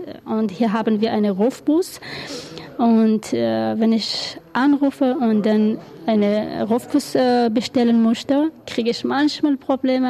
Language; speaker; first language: German; non-native, learner; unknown